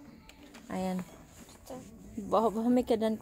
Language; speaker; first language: Swedish; non-native, learner; Filipino